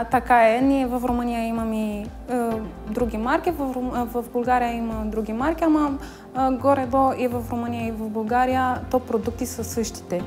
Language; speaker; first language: Bulgarian; non-native, learner; Romanian